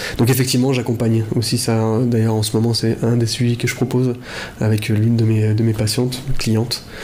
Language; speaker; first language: French; native; French